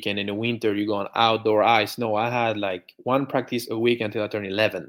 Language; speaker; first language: English; non-native, fluent; French